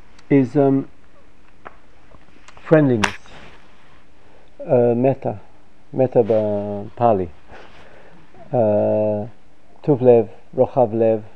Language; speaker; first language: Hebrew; non-native, fluent; English